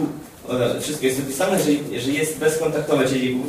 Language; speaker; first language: Polish; non-native, fluent; Ukrainian